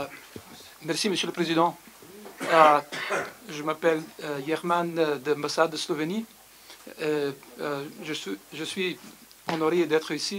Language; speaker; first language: French; non-native, fluent; Slovenian